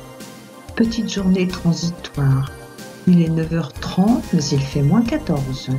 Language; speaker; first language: French; native; French